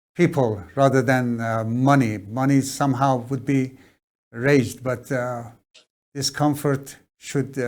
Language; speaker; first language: English; non-native, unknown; Persian